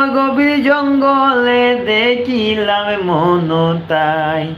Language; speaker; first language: Bangla; native; Bangla